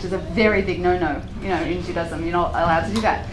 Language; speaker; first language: English; native; English